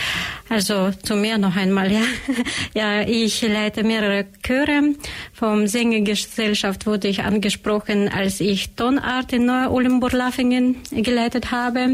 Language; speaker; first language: German; non-native, learner; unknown